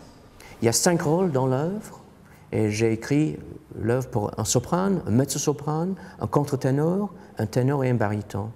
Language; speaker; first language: French; non-native, fluent; English